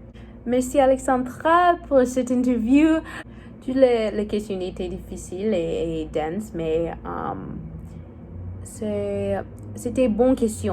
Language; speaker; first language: French; non-native, learner; English